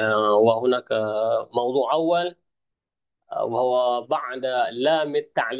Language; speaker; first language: Arabic; non-native, fluent; Malay